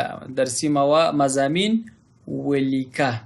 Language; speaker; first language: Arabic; non-native, fluent; Pashto